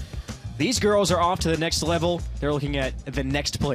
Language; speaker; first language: English; native; English